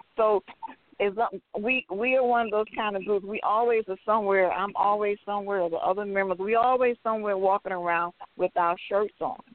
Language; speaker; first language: English; native; English